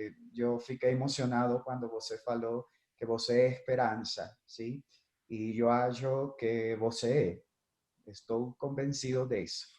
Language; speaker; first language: Portuguese; non-native, fluent; Spanish